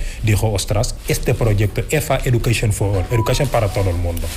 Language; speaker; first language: Spanish; non-native, fluent; Wolof